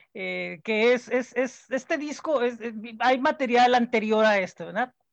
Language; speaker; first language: Spanish; native; Spanish